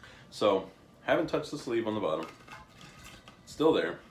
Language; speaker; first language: English; native; English